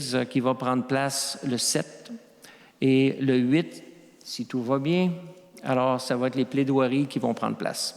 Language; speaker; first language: French; native; French